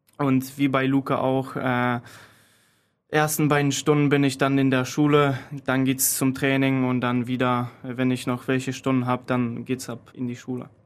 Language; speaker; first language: German; early bilingual, other home language; Polish